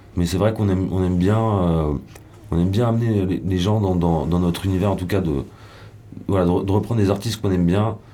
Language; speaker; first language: French; native; French